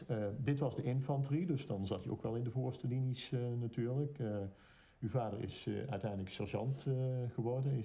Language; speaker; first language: Dutch; native; Dutch